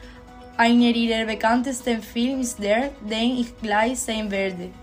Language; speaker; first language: German; non-native, learner; Spanish